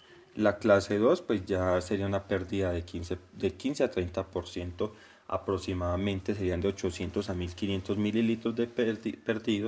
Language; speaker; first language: Spanish; native; Spanish